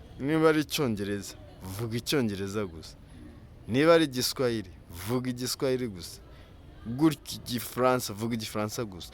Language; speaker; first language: Kinyarwanda; native; Kinyarwanda